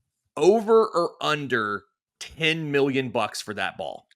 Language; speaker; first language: English; native; English